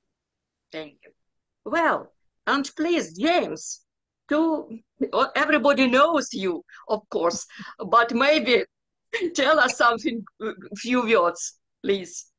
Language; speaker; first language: English; non-native, learner; Ukrainian